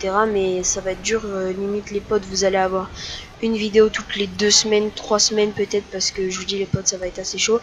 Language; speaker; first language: French; native; French